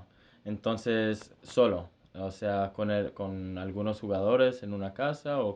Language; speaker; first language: Spanish; early bilingual, heritage; Spanish